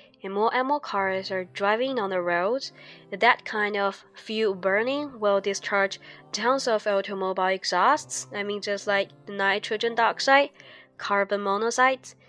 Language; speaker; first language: English; non-native, fluent; Chinese